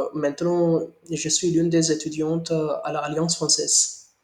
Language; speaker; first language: French; non-native, learner; Hindi